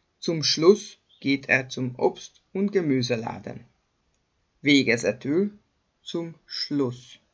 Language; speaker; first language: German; non-native, fluent; Hungarian